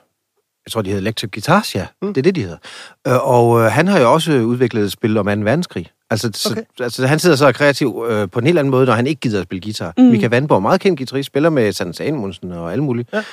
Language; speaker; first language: Danish; native; Danish